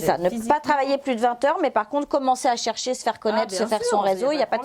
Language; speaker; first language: French; native; French